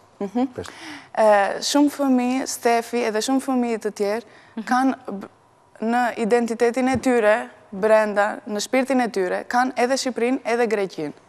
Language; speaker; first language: Albanian; early bilingual, heritage; Albanian